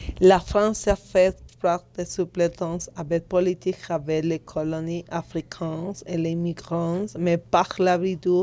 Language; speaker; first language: French; non-native, learner; Spanish